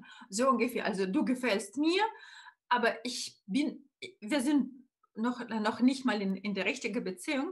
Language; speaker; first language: German; non-native, fluent; Russian